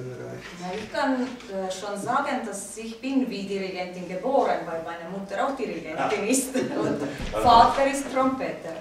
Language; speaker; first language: German; non-native, learner; Polish